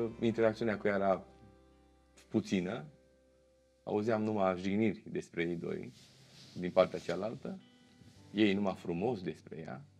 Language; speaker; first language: Romanian; early bilingual, heritage; Romanian